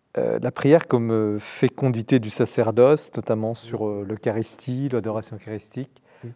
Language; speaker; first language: French; native; French